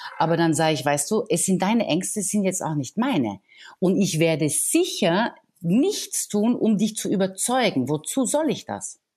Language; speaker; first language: German; non-native, fluent; French